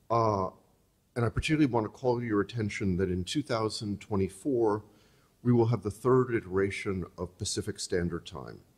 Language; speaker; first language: English; native; English